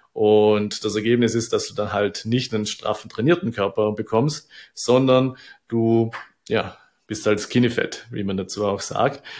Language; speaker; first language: German; native; German